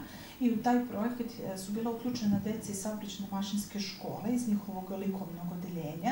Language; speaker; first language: Croatian; native; Croatian